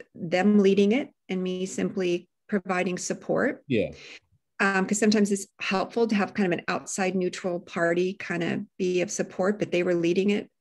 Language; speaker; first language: English; native; English